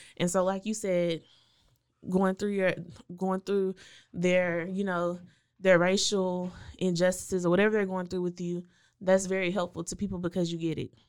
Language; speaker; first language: English; native; English